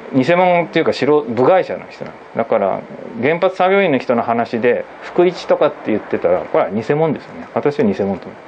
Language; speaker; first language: Japanese; native; Japanese